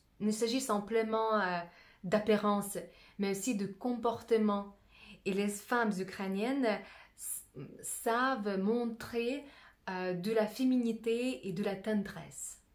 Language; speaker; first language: French; non-native, fluent; Russian